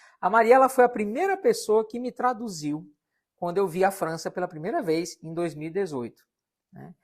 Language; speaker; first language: Portuguese; native; Portuguese